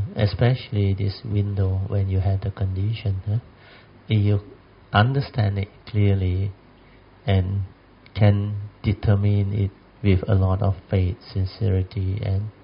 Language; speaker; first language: English; non-native, local second language; Min Nan Chinese